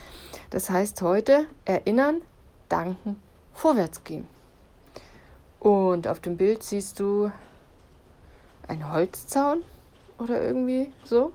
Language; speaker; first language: German; native; German